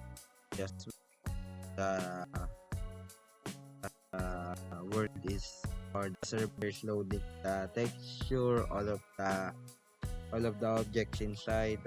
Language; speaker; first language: English; non-native, fluent; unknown